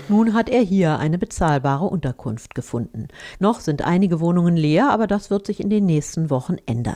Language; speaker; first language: German; native; German